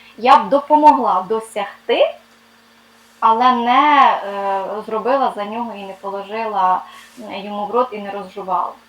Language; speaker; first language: Ukrainian; non-native, local second language; Russian